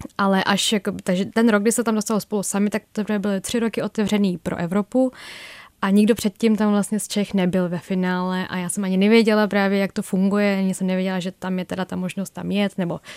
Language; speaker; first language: Czech; early bilingual, other home language; Vietnamese